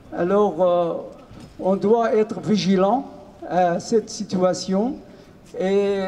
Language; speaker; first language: French; non-native, fluent; Arabic